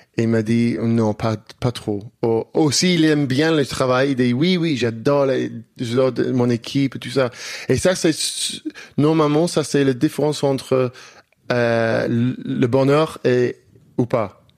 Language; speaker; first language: French; non-native, learner; English